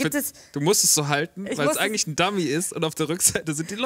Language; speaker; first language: German; native; German